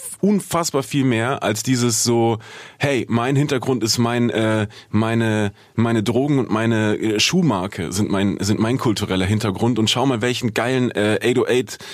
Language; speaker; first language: German; native; German